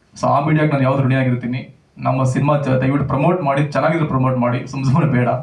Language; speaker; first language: Kannada; native; Kannada